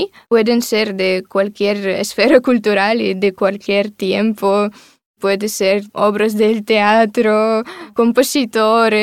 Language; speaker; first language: Spanish; non-native, fluent; Russian